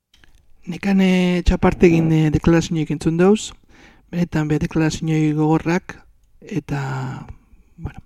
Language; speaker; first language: Basque; native; Basque